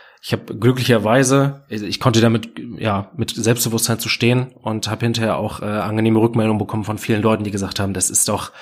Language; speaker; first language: German; native; German